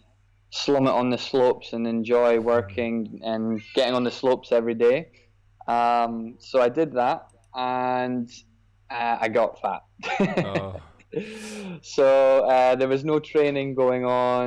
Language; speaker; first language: English; native; English